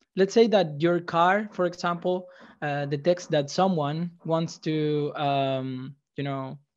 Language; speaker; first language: English; non-native, fluent; Spanish